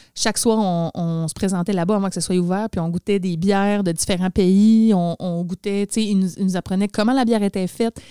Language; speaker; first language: French; native; French